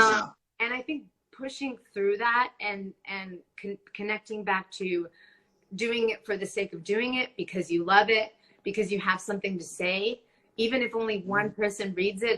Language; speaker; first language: English; non-native, fluent; Spanish